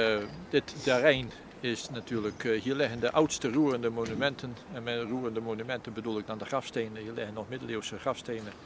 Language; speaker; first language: Dutch; native; Dutch